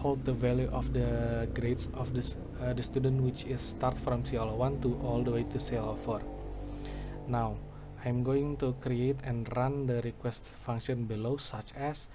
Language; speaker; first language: English; non-native, local second language; Indonesian